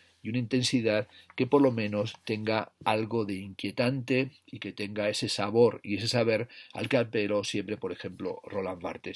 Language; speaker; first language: Spanish; native; Spanish